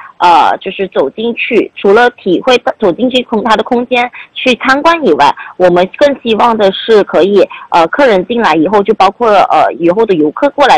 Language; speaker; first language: Chinese; early bilingual, heritage; Chinese